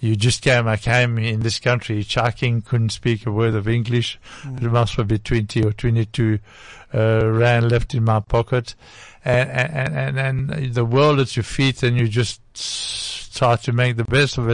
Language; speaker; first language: English; non-native, fluent; French